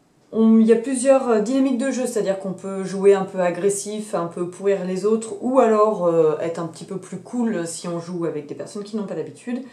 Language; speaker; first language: French; native; French